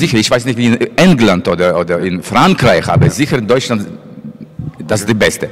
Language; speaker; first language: German; non-native, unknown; Russian